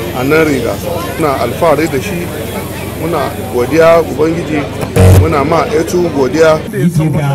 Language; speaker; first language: Hausa; non-native, local second language; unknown